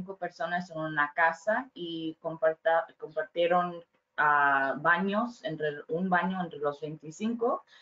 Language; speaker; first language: Spanish; non-native, fluent; English